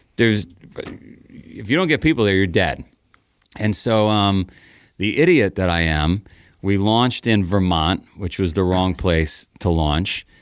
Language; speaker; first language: English; native; English